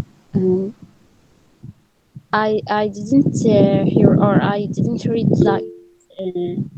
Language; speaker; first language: English; non-native, learner; Arabic